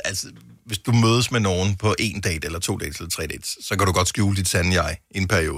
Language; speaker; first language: Danish; native; Danish